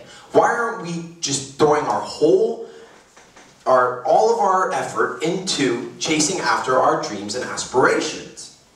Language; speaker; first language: English; native; English